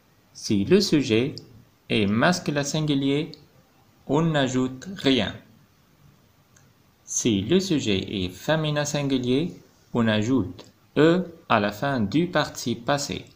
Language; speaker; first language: French; non-native, fluent; Arabic